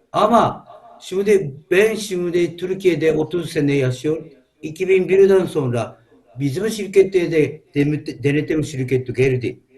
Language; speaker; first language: Turkish; non-native, learner; Japanese